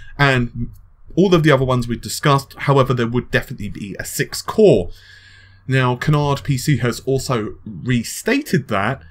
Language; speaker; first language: English; native; English